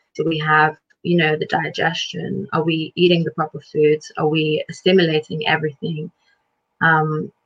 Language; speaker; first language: English; early bilingual, other home language; Lithuanian